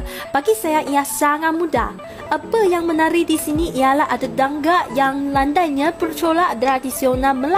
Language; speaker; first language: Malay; non-native, fluent; Chinese